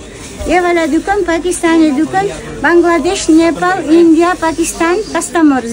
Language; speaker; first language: Hindi; non-native, learner; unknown